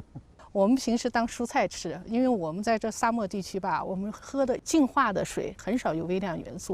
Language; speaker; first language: Chinese; native; Chinese